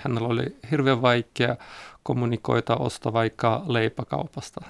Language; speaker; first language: Finnish; non-native, learner; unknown